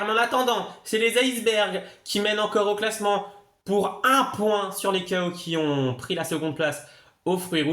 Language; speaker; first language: French; native; French